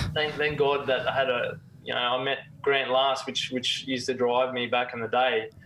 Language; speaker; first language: English; native; English